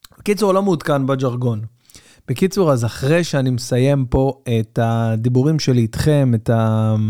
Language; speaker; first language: Hebrew; native; Hebrew